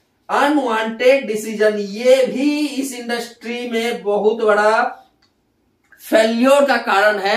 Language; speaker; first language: Hindi; native; Hindi